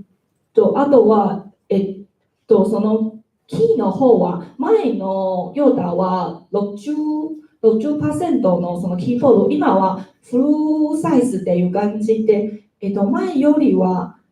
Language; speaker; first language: Japanese; non-native, learner; Chinese